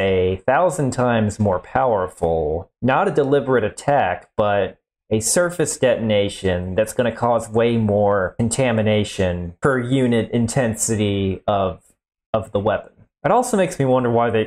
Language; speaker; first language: English; native; English